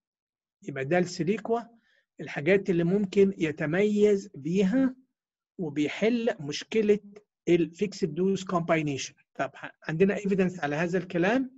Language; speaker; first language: Arabic; native; Arabic